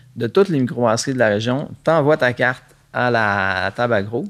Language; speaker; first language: French; native; French